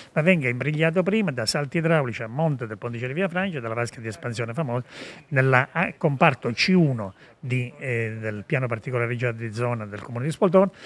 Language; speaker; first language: Italian; native; Italian